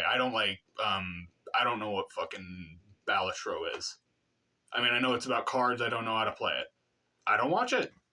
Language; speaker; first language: English; native; English